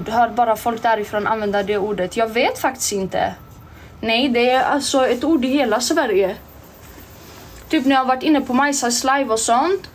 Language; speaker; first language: Swedish; early bilingual, other home language; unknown